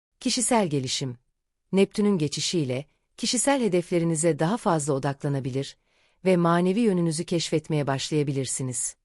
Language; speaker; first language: Turkish; native; Turkish